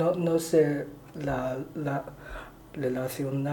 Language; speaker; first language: Spanish; non-native, learner; Chinese